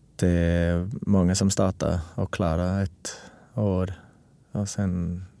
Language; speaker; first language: Swedish; non-native, fluent; English